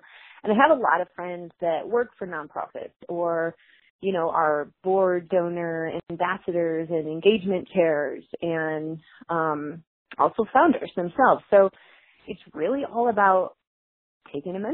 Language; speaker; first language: English; native; English